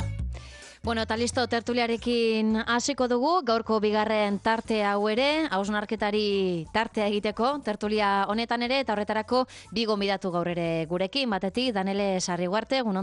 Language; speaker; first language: Basque; native; Basque